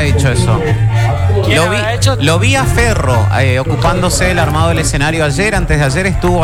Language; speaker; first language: Spanish; native; Spanish